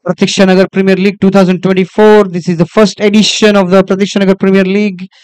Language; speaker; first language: English; non-native, local second language; Marathi